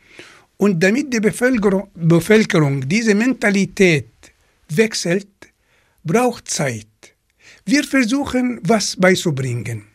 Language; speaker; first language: German; non-native, fluent; Arabic